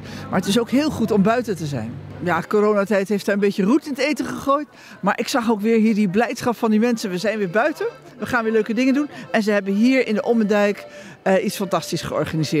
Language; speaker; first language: Dutch; native; Dutch